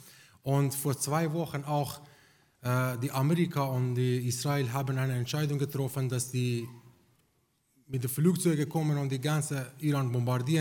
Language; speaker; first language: German; non-native, fluent; Persian